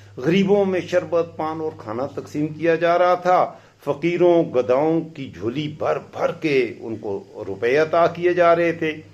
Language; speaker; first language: Urdu; non-native, local second language; Pashto